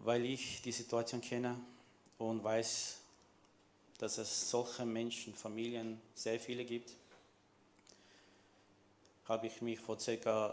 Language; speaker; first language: German; non-native, fluent; Armenian